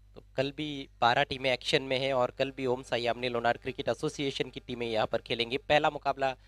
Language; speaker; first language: Hindi; non-native, local second language; Marathi